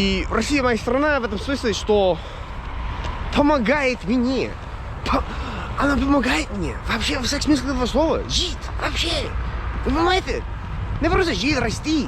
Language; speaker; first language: Russian; non-native, fluent; English